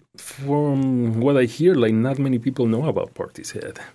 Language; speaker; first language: English; non-native, fluent; Spanish